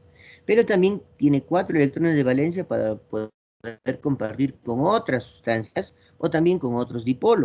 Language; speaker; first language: Spanish; native; Spanish